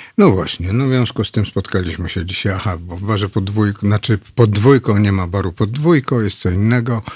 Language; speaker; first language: Polish; native; Polish